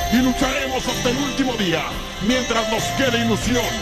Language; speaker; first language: Spanish; native; Spanish